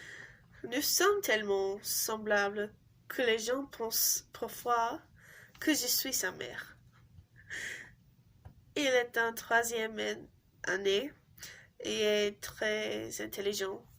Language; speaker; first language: French; non-native, learner; English